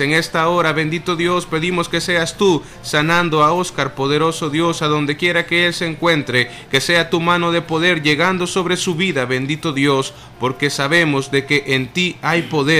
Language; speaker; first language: Spanish; native; Spanish